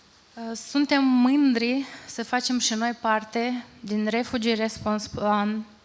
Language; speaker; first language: Romanian; non-native, fluent; Ukrainian